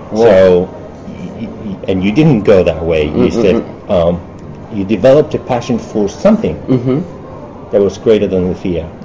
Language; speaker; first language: English; early bilingual, other home language; German